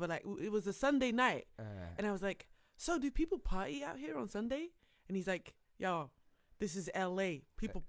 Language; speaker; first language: English; non-native, fluent; Dutch